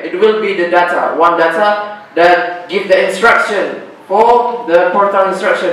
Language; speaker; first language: English; non-native, learner; Indonesian